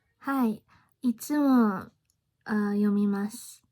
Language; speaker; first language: Japanese; non-native, learner; English